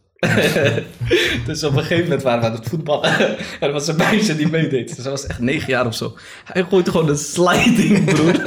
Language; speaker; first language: Dutch; early bilingual, other home language; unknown